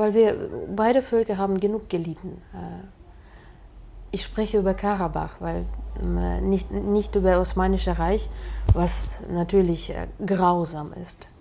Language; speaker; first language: German; non-native, fluent; Russian